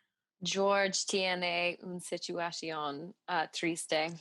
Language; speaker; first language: Spanish; non-native, learner; English